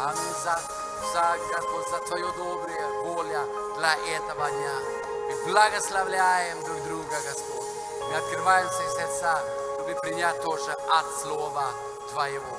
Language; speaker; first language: Russian; non-native, fluent; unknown